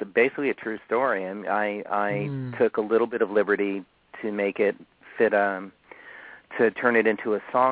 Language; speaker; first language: English; native; English